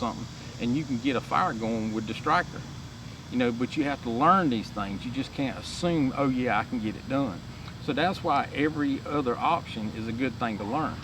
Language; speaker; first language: English; native; English